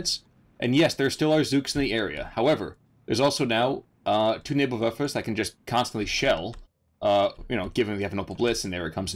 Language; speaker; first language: English; native; English